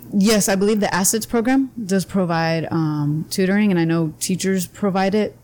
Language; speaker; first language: English; native; English